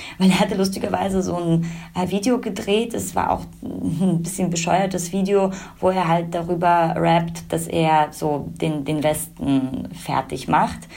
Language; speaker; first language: German; early bilingual, other home language; Russian